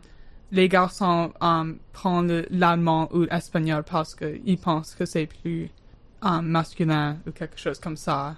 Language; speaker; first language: French; non-native, learner; English